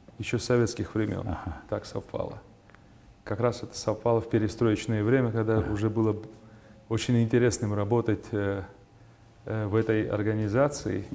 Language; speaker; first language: Russian; non-native, local second language; Georgian